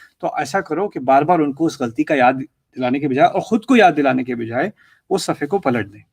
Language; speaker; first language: Urdu; early bilingual, heritage; Urdu